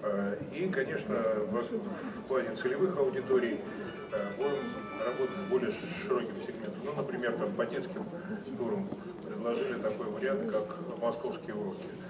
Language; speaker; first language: Russian; native; Russian